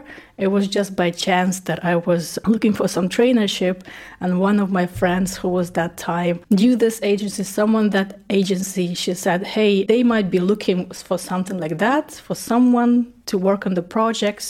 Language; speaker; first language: English; non-native, fluent; Russian